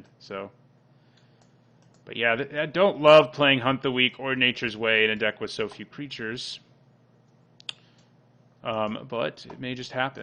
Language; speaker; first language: English; native; English